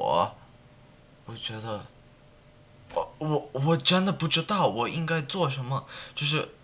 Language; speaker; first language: Chinese; non-native, learner; English